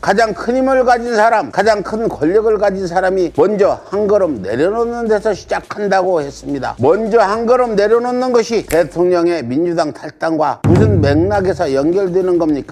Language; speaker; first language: Korean; native; Korean